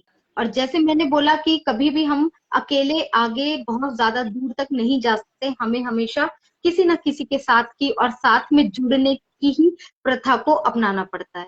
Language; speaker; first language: Hindi; native; Hindi